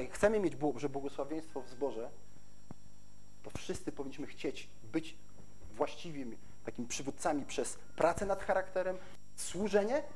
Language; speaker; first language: Polish; native; Polish